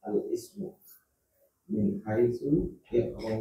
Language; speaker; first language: Arabic; non-native, learner; Indonesian